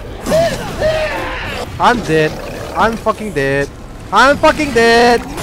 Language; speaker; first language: English; non-native, local second language; Chinese